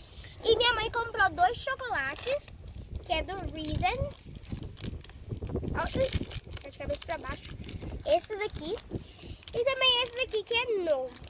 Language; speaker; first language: Portuguese; early bilingual, heritage; Portuguese